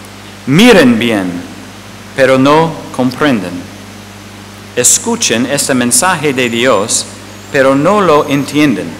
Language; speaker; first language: Spanish; non-native, fluent; English